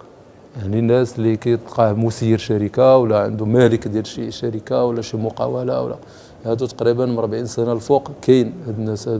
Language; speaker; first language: Arabic; native; Arabic